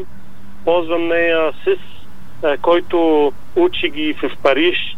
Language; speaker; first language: Bulgarian; non-native, learner; Arabic